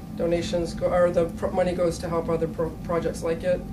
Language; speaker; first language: English; native; English